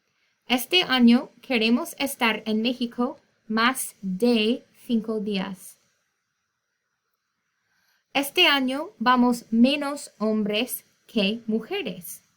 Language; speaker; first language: Spanish; non-native, fluent; English